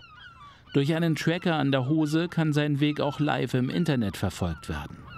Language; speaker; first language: German; native; German